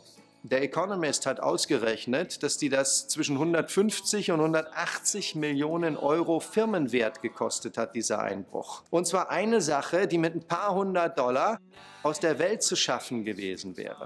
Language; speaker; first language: German; native; German